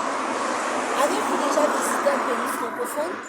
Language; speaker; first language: French; non-native, fluent; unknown